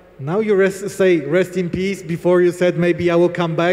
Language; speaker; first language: English; non-native, fluent; Polish